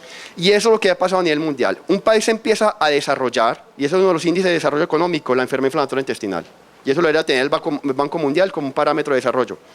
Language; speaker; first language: Spanish; native; Spanish